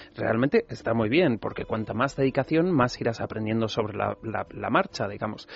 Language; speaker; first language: Spanish; native; Spanish